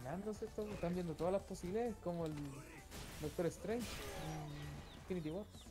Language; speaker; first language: Spanish; native; Spanish